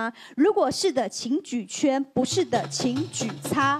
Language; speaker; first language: Chinese; native; Chinese